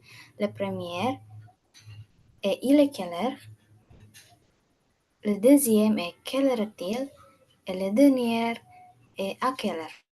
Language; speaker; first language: French; non-native, learner; Indonesian